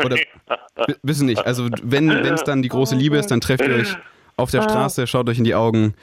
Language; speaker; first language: German; native; German